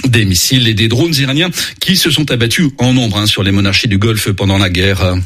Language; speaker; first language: French; native; French